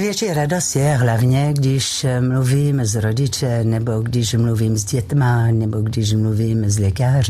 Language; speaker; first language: Czech; non-native, fluent; French